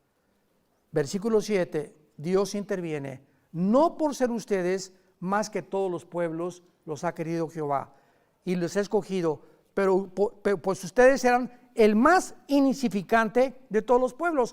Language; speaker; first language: Spanish; native; Spanish